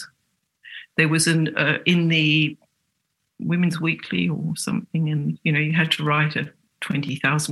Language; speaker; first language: English; native; English